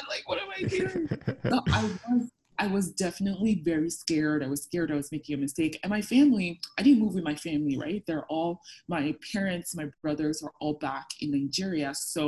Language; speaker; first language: English; non-native, local second language; Yoruba